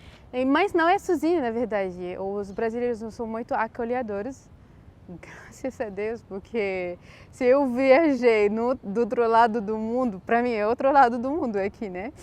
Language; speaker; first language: Portuguese; non-native, fluent; Arabic